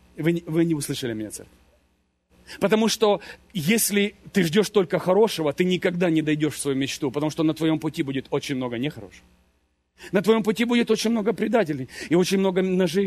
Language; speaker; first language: Russian; native; Russian